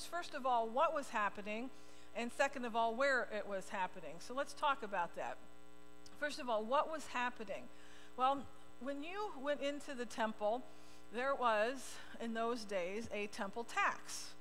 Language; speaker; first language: English; native; English